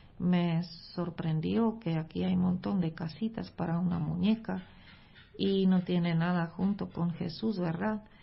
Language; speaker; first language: Spanish; non-native, fluent; Czech